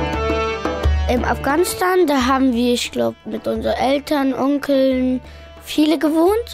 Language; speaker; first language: German; early bilingual, other home language; Pashto